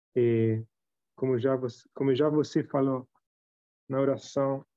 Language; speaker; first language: Portuguese; non-native, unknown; Italian